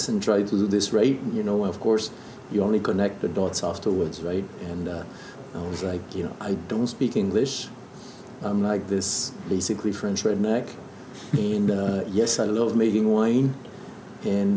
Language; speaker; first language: English; non-native, fluent; French